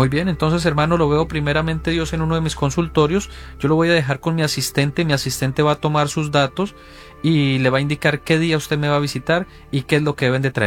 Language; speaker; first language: Spanish; native; Spanish